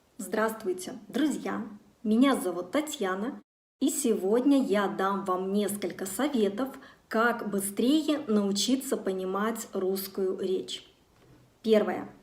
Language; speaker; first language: Russian; native; Russian